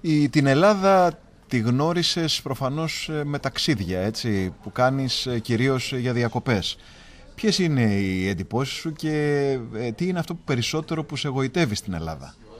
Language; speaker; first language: Greek; native; Greek